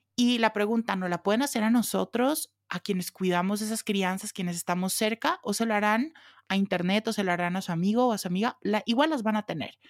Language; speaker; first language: Spanish; native; Spanish